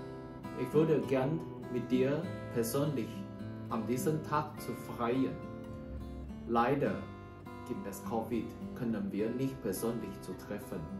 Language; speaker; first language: German; non-native, learner; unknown